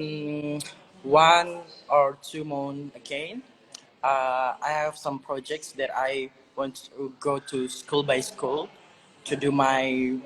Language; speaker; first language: English; non-native, learner; Indonesian